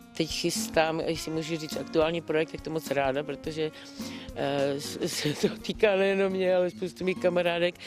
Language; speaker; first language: Czech; native; Czech